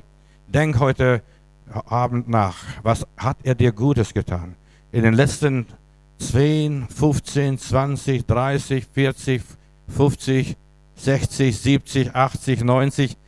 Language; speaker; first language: German; native; German